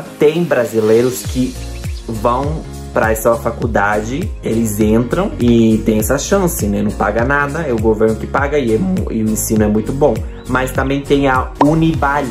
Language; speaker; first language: Portuguese; non-native, fluent; Spanish